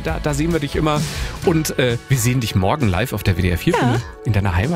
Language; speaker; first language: German; native; German